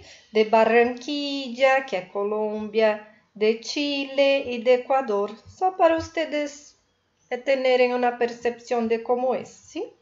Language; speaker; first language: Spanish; non-native, fluent; Portuguese